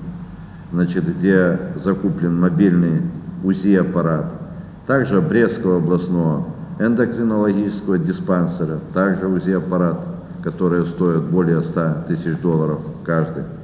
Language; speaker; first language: Russian; native; Russian